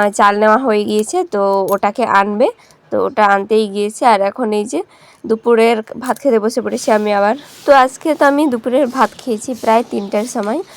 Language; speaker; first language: Bangla; non-native, local second language; Santali